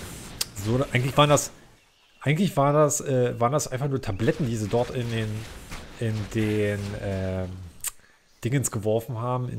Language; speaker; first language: German; native; German